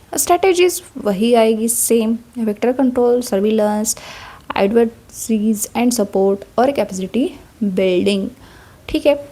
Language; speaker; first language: Hindi; non-native, local second language; Marathi